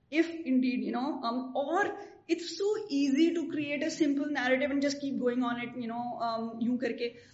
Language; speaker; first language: English; non-native, local second language; Urdu